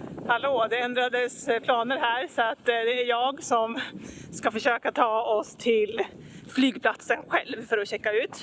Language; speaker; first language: Swedish; native; Swedish